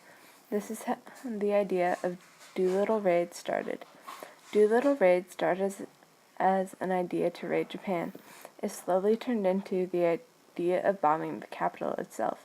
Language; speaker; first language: English; native; English